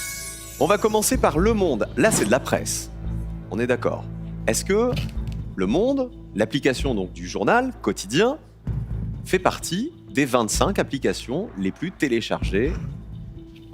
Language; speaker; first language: French; native; French